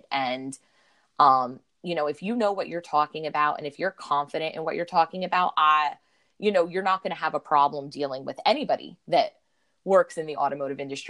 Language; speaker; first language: English; native; English